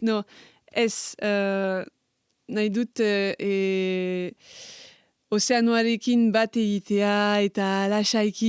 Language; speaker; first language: Basque; non-native, local second language; French